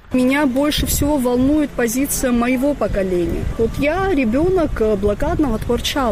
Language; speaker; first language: Russian; non-native, local second language; Abkhazian